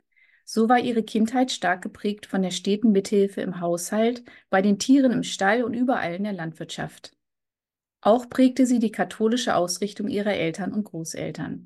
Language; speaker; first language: German; native; German